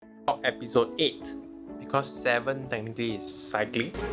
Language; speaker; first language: English; native; English